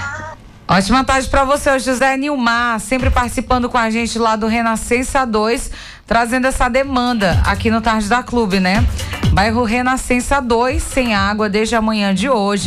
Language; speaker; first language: Portuguese; native; Portuguese